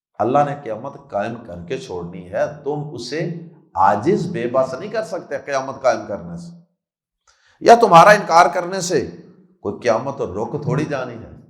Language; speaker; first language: Urdu; non-native, local second language; Punjabi